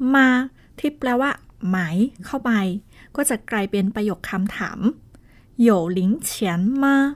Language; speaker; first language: Thai; non-native, fluent; Chinese